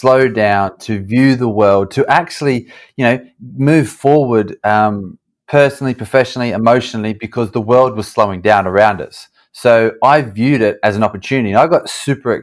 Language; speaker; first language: English; native; English